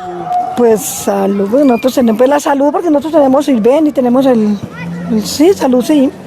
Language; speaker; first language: Spanish; native; Spanish